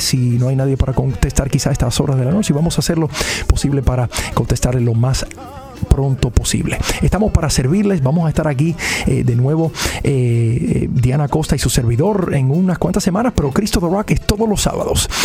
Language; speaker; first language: Spanish; early bilingual, heritage; Spanish